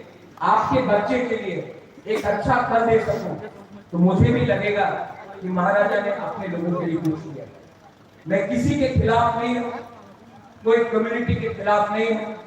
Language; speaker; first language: Hindi; non-native, local second language; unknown